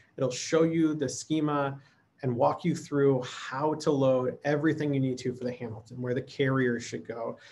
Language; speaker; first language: English; native; English